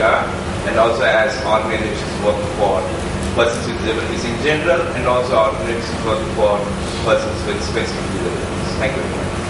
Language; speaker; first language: English; non-native, local second language; Telugu